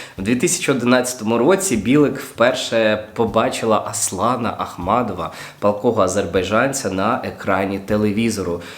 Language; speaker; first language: Ukrainian; non-native, local second language; Russian